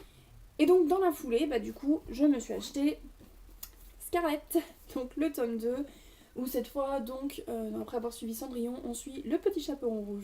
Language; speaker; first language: French; native; French